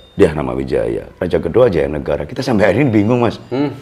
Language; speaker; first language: Indonesian; native; Indonesian